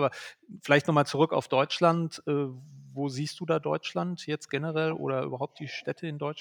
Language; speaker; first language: German; native; German